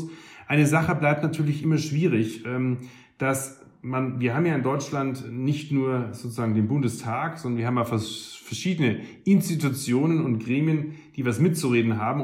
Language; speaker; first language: German; native; German